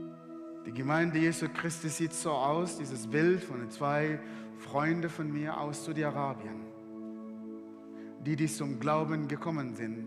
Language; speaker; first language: German; non-native, fluent; Arabic